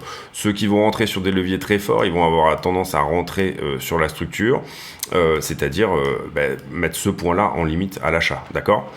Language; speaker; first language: French; native; French